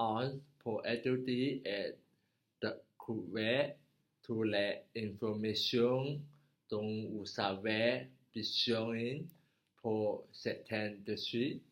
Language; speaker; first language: French; non-native, learner; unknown